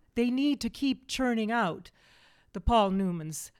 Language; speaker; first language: English; early bilingual, other home language; German